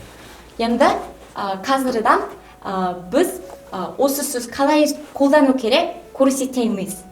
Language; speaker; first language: Kazakh; non-native, learner; Korean